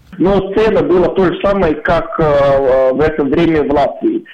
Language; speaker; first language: Russian; non-native, local second language; Latvian